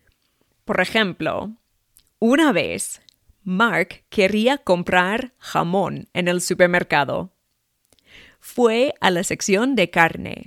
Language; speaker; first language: Spanish; non-native, fluent; English